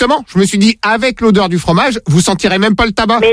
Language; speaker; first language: French; native; French